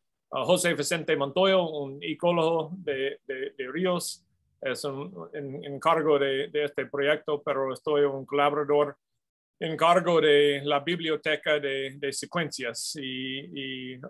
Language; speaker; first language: Spanish; non-native, fluent; English